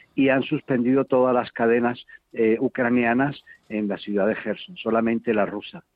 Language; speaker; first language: Spanish; native; Spanish